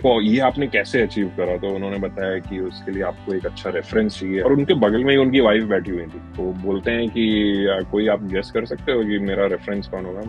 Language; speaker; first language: Hindi; native; Hindi